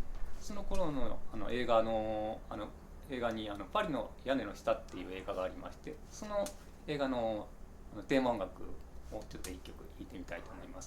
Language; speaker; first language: Japanese; native; Japanese